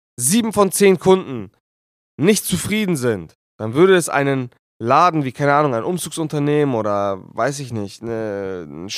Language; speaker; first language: German; native; German